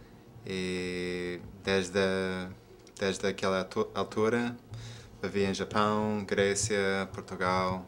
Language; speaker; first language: Portuguese; non-native, fluent; English